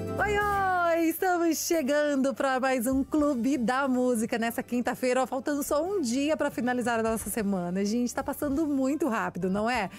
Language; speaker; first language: Portuguese; native; Portuguese